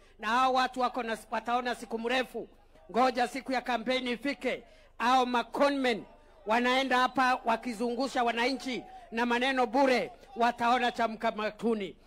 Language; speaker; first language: Swahili; native; Swahili